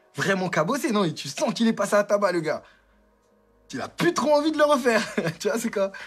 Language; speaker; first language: French; native; French